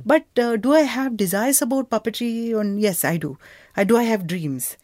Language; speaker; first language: English; non-native, local second language; Kannada